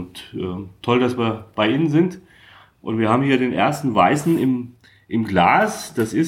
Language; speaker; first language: German; native; German